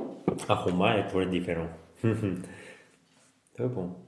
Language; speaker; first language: French; non-native, learner; Japanese